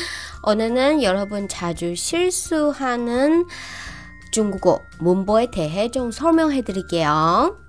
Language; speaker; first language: Korean; non-native, fluent; Chinese